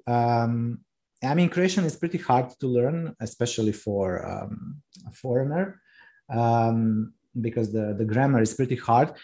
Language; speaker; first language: English; non-native, fluent; Croatian